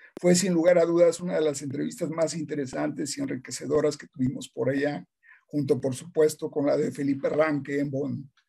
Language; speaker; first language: Spanish; native; Spanish